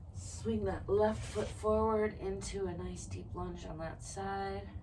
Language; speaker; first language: English; native; English